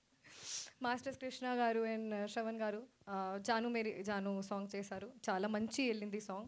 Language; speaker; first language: Telugu; non-native, fluent; Hindi